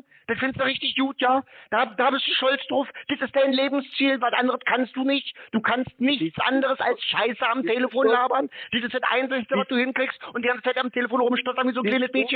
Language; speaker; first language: German; native; German